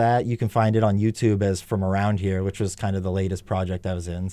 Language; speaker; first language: English; native; English